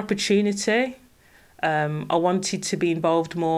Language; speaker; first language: English; native; English